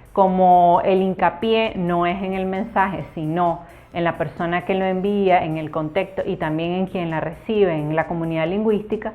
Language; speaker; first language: Spanish; native; Spanish